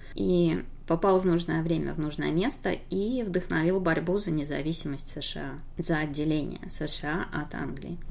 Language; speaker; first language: Russian; native; Russian